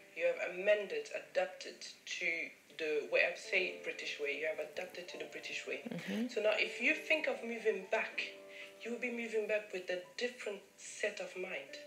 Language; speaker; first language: English; early bilingual, other home language; German